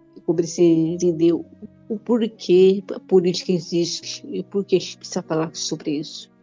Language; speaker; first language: Portuguese; non-native, local second language; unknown